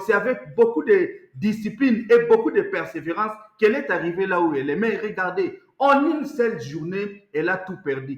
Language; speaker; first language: French; non-native, local second language; Lingala